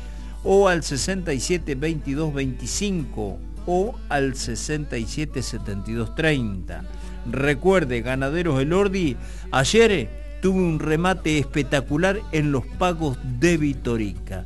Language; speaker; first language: Spanish; native; Spanish